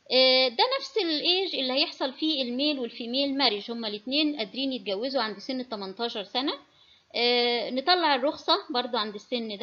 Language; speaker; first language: Arabic; native; Arabic